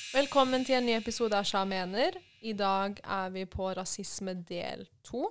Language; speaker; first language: Norwegian; early bilingual, other home language; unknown